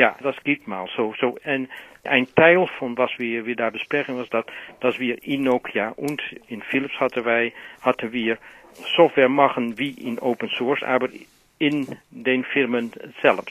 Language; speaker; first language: German; non-native, learner; Dutch